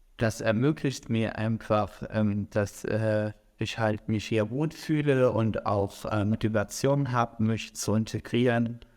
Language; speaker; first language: German; non-native, fluent; Arabic